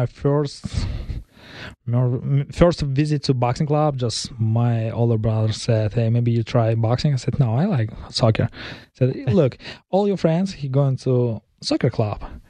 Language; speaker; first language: English; non-native, learner; Kazakh